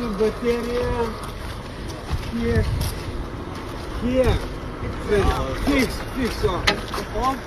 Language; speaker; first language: English; non-native, learner; Russian